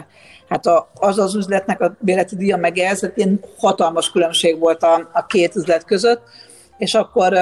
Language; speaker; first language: Hungarian; native; Hungarian